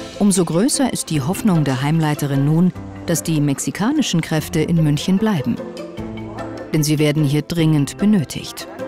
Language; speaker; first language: German; native; German